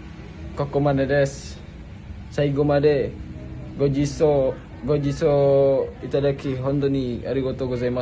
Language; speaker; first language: Japanese; non-native, learner; Indonesian